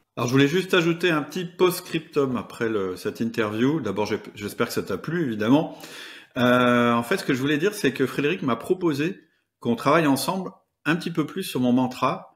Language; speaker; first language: French; native; French